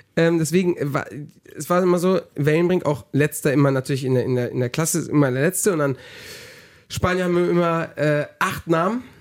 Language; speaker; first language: German; early bilingual, heritage; German